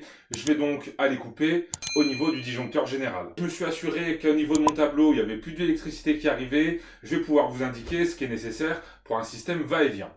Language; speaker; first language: French; native; French